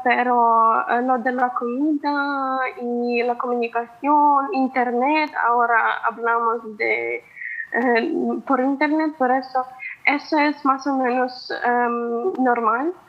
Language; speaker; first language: Spanish; non-native, fluent; Ukrainian